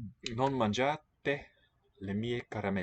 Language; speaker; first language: Italian; non-native, learner; English